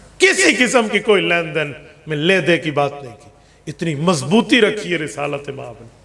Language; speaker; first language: Urdu; non-native, local second language; Punjabi